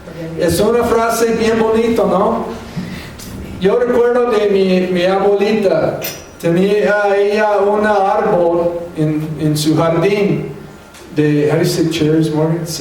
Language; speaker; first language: Spanish; non-native, fluent; English